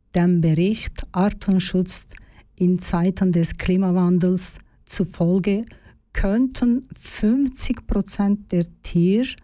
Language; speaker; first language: German; non-native, learner; Turkish